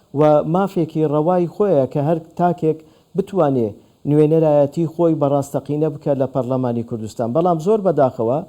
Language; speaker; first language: Central Kurdish; non-native, local second language; Azerbaijani